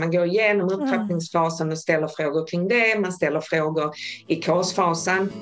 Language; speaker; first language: Swedish; native; Swedish